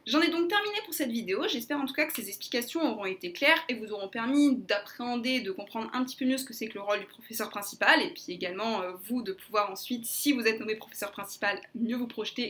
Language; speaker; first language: French; native; French